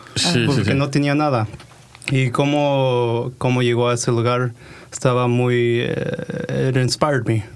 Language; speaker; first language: Spanish; early bilingual, heritage; Spanish